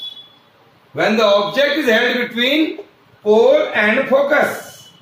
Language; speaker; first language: English; non-native, local second language; Hindi